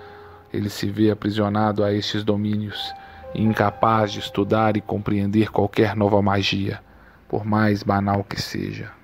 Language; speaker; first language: Portuguese; native; Portuguese